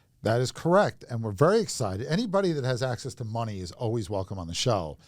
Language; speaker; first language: English; native; English